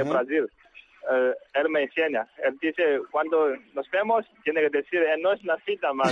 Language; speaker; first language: Spanish; non-native, learner; Chinese